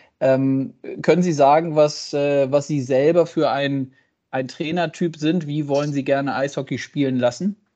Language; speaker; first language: German; native; German